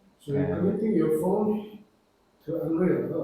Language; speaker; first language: English; non-native, fluent; Indonesian